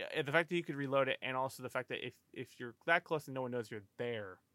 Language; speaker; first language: English; early bilingual, other home language; Polish